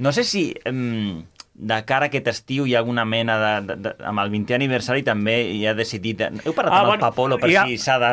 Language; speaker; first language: Catalan; native; Catalan